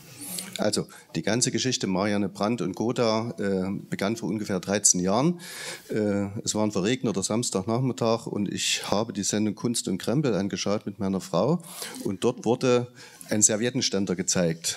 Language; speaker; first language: German; native; German